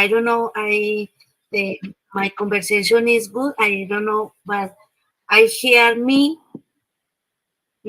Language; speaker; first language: English; non-native, learner; Spanish